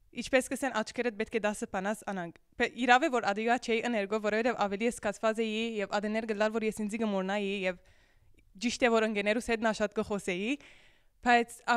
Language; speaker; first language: Armenian; early bilingual, heritage; Armenian